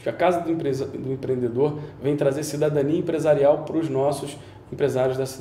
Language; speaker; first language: Portuguese; native; Portuguese